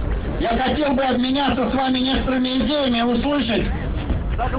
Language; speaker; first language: Russian; native; Russian